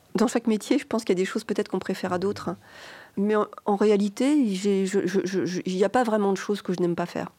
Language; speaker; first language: French; native; French